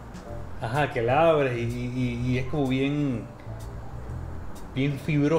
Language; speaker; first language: Spanish; native; Spanish